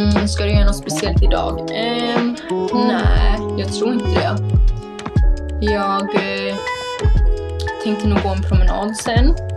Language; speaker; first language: Swedish; early bilingual, heritage; Swedish